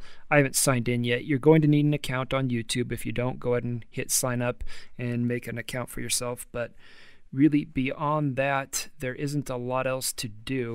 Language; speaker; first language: English; native; English